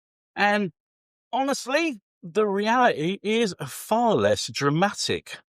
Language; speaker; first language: English; native; English